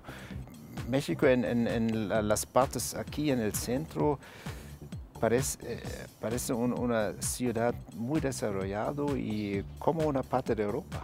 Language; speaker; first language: Spanish; non-native, fluent; German